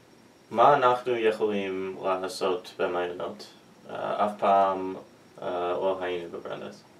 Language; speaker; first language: Hebrew; non-native, learner; English